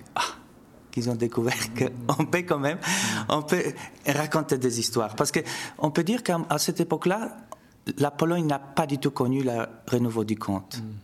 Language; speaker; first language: French; non-native, fluent; Polish